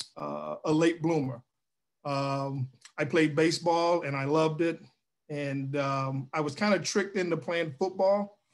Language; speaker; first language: English; native; English